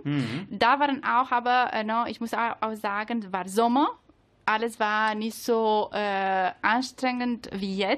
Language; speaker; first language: German; non-native, learner; Italian